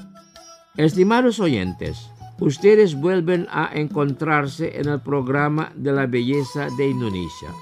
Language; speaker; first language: Spanish; non-native, fluent; Indonesian